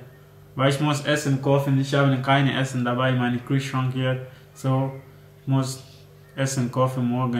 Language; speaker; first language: German; non-native, learner; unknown